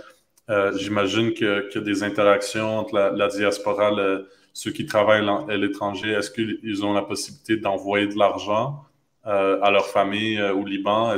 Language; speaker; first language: French; native; French